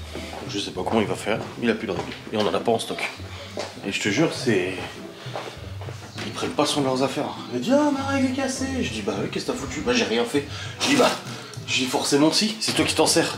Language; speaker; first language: French; native; French